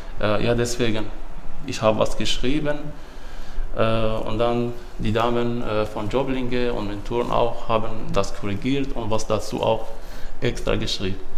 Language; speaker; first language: German; non-native, learner; Arabic